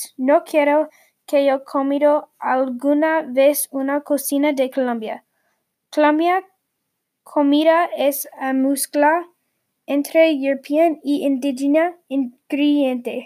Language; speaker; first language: Spanish; non-native, learner; English